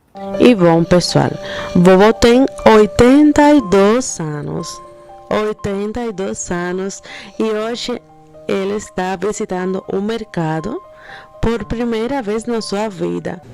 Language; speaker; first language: Portuguese; non-native, fluent; Spanish